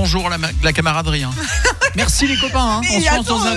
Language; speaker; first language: French; native; French